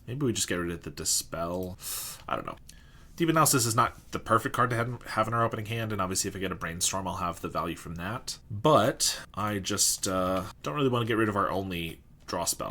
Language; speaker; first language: English; native; English